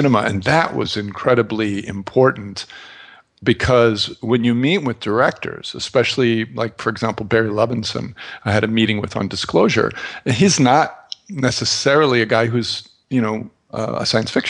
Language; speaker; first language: English; native; English